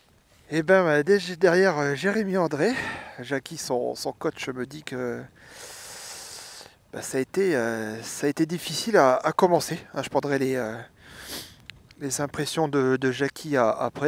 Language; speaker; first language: French; native; French